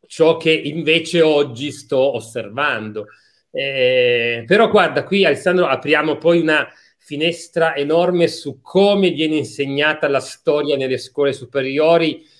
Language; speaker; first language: Italian; native; Italian